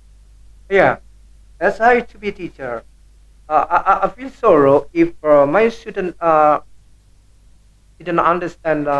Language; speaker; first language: English; non-native, learner; Indonesian